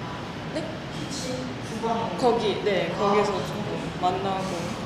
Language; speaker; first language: Korean; early bilingual, heritage; Korean